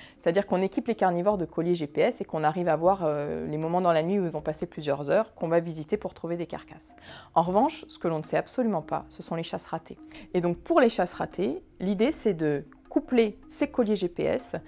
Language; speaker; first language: French; native; French